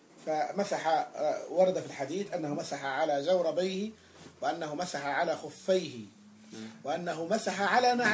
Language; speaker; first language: Arabic; native; Arabic